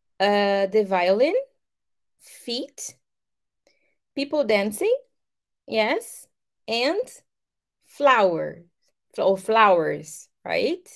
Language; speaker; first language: English; non-native, fluent; Portuguese